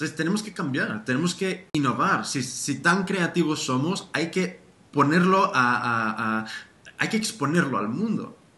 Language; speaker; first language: Spanish; early bilingual, heritage; Spanish